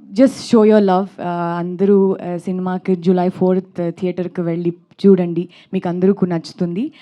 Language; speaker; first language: Telugu; non-native, learner; Kannada